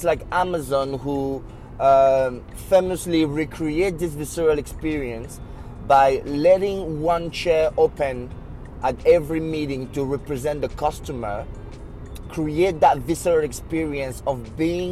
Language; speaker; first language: English; non-native, local second language; French